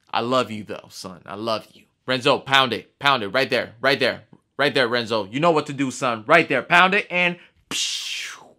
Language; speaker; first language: English; early bilingual, other home language; Spanish